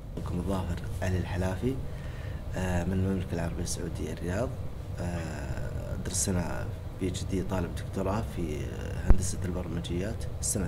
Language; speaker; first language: Arabic; native; Arabic